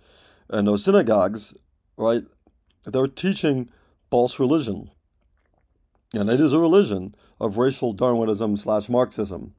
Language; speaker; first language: English; native; English